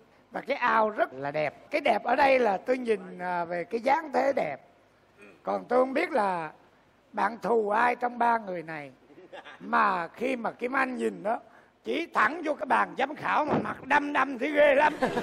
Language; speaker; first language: Vietnamese; native; Vietnamese